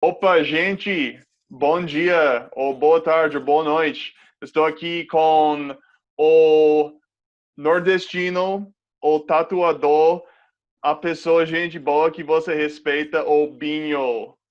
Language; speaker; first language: Portuguese; non-native, fluent; English